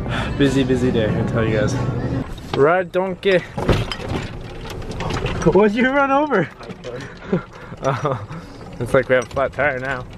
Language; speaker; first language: English; native; English